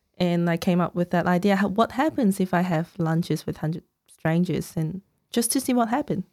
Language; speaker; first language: English; non-native, fluent; Cantonese